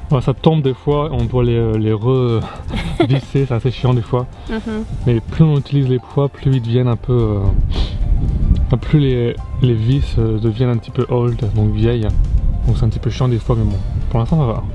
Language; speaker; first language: French; native; French